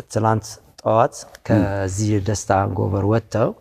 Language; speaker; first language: Amharic; native; Amharic